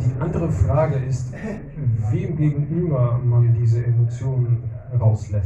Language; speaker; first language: German; non-native, fluent; Russian